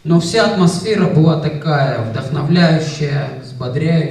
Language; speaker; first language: Russian; native; Russian